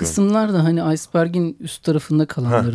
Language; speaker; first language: Turkish; native; Turkish